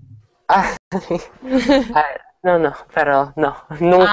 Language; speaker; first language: Spanish; non-native, learner; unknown